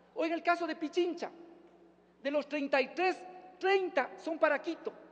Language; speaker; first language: Spanish; native; Spanish